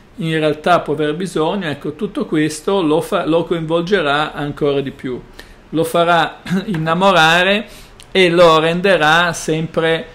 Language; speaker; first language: Italian; native; Italian